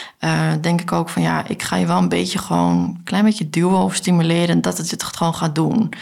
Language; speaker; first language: Dutch; native; Dutch